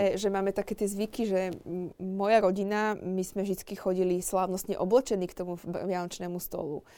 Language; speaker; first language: Slovak; native; Slovak